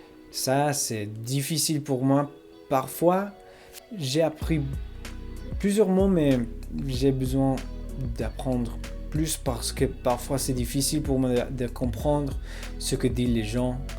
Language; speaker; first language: French; non-native, learner; English